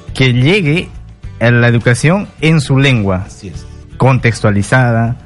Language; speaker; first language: Spanish; non-native, local second language; Quechua